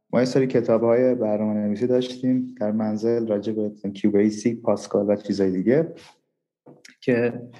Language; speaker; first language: Persian; non-native, local second language; Armenian